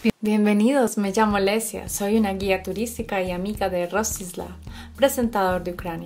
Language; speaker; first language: Spanish; non-native, fluent; Ukrainian